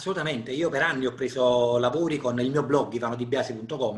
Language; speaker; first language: Italian; native; Italian